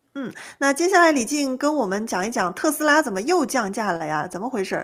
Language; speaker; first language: Chinese; native; Chinese